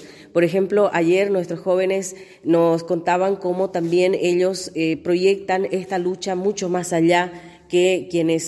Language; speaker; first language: Spanish; native; Spanish